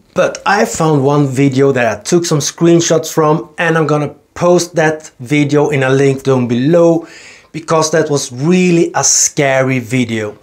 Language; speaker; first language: English; non-native, fluent; Swedish